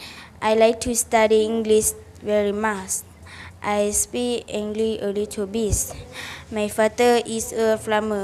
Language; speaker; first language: English; non-native, learner; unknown